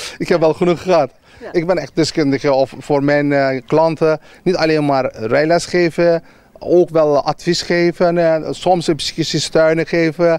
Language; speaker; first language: Dutch; non-native, learner; Turkish